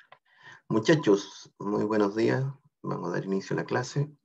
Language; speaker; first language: Spanish; native; Spanish